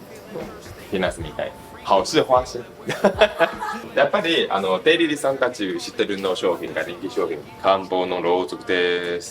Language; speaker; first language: Japanese; non-native, learner; Chinese